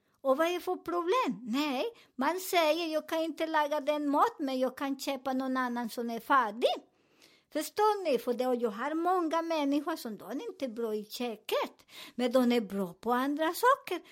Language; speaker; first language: Swedish; non-native, fluent; Spanish